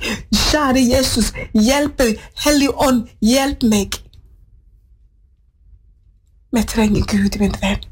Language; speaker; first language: Norwegian; non-native, fluent; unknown